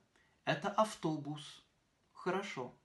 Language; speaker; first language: Russian; non-native, fluent; French